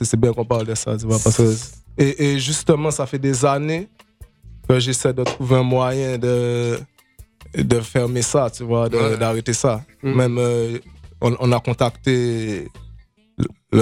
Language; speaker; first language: French; native; French